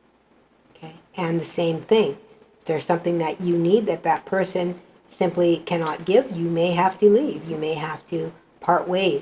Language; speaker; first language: English; native; English